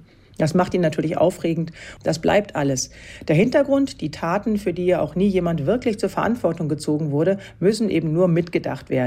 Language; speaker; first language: German; native; German